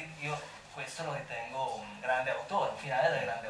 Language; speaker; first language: Italian; native; Italian